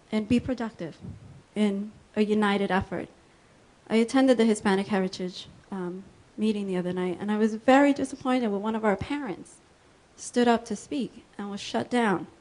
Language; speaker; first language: English; early bilingual, other home language; Spanish